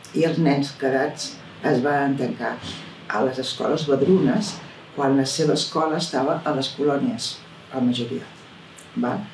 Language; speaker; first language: Catalan; native; Catalan